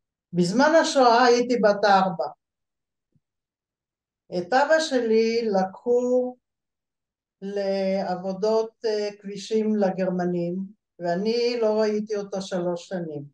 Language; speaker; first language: Hebrew; early bilingual, other home language; Bulgarian